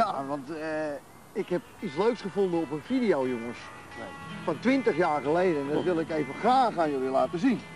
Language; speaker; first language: Dutch; native; Dutch